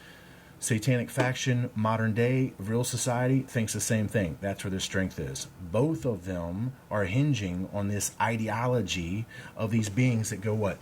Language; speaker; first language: English; native; English